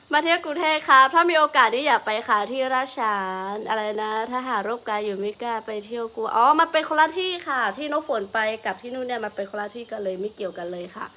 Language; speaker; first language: Thai; non-native, local second language; Lahu